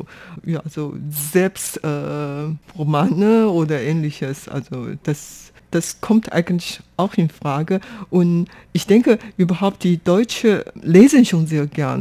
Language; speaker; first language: German; non-native, fluent; Chinese